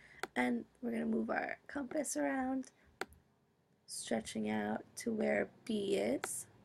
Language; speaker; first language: English; native; English